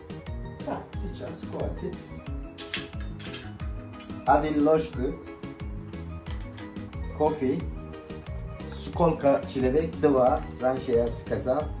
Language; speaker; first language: Russian; non-native, learner; Turkish